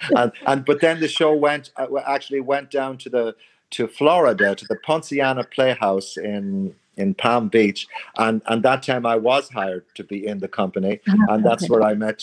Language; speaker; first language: English; native; English